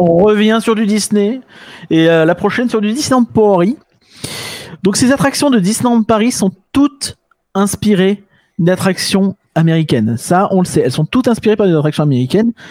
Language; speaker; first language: French; native; French